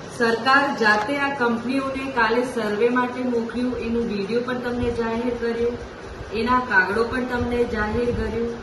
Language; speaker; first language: Gujarati; non-native, local second language; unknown